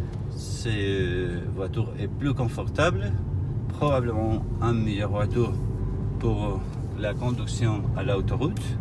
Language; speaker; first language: French; non-native, learner; Spanish